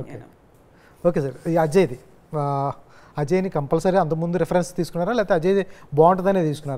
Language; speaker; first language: Telugu; native; Telugu